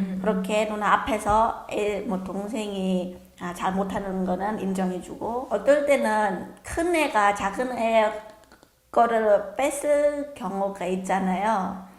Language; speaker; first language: Korean; non-native, fluent; Khmer